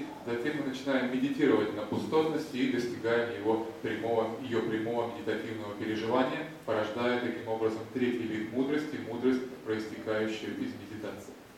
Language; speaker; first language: Russian; native; Russian